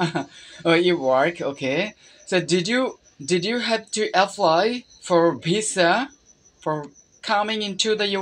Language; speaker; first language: English; non-native, fluent; Bangla